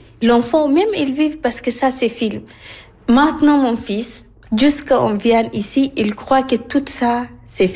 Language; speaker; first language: French; non-native, learner; Arabic